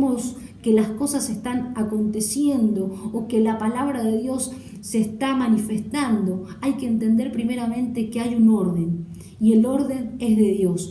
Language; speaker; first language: Spanish; native; Spanish